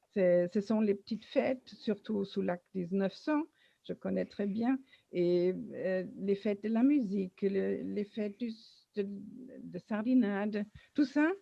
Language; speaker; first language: French; non-native, fluent; German